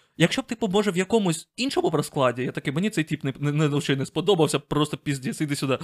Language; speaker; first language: Ukrainian; non-native, local second language; Russian